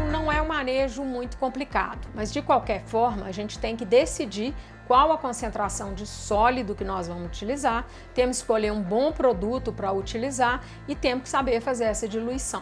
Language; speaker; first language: Portuguese; native; Portuguese